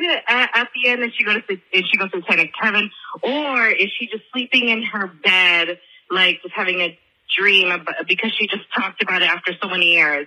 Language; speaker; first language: English; native; English